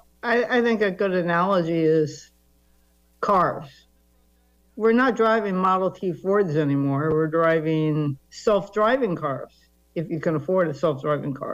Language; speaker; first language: English; native; English